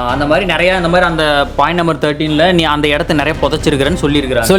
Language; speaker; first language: Tamil; native; Tamil